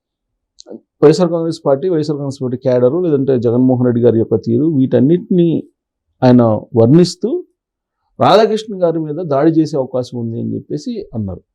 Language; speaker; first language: Telugu; native; Telugu